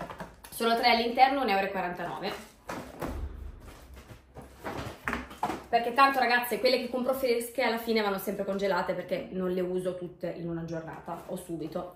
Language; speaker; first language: Italian; native; Italian